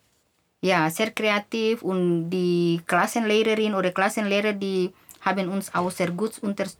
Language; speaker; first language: German; non-native, fluent; Indonesian